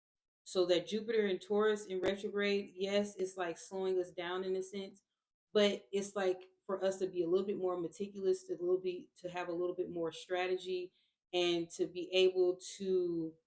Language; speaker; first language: English; native; English